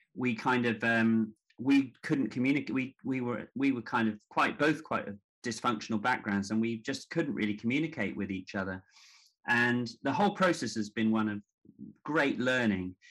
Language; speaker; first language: English; native; English